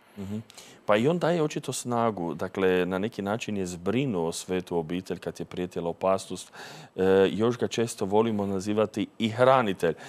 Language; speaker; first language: Croatian; native; Croatian